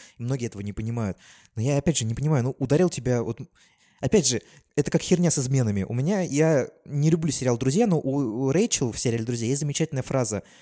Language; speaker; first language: Russian; native; Russian